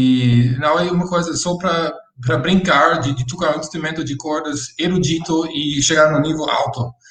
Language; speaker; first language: Portuguese; non-native, fluent; English